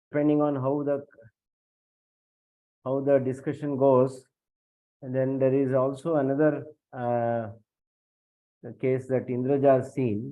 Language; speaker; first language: English; non-native, local second language; Kannada